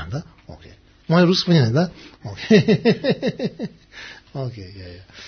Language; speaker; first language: Russian; non-native, learner; Tibetan